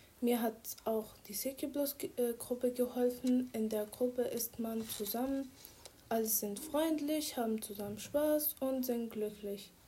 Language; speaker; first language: German; non-native, fluent; Arabic